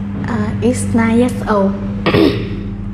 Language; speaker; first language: English; non-native, learner; Vietnamese